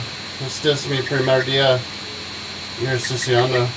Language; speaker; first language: Spanish; non-native, learner; English